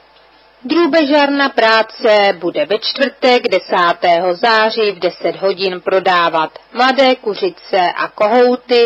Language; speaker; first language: Czech; native; Czech